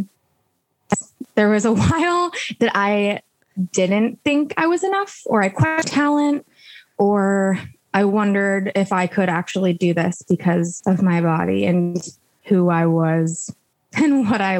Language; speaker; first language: English; native; English